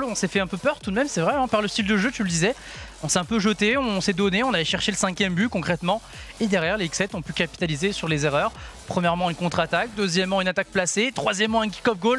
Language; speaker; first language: French; native; French